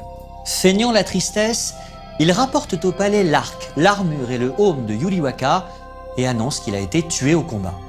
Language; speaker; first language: French; native; French